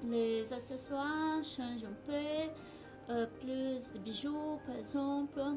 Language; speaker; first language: French; non-native, learner; Portuguese